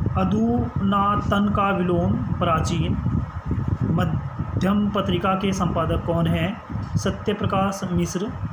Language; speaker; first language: Hindi; native; Hindi